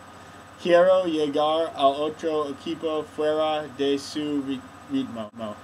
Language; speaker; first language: Spanish; non-native, learner; English